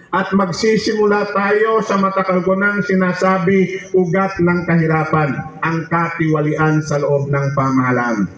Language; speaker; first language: Filipino; non-native, local second language; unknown